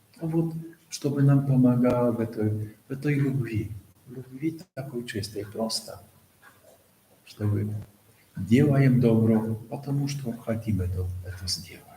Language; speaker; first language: Russian; non-native, fluent; Polish